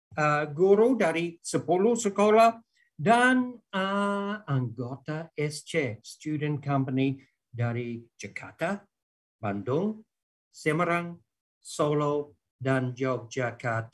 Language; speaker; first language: Indonesian; non-native, fluent; English